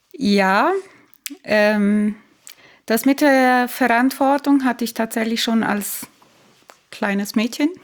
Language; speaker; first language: German; non-native, fluent; Italian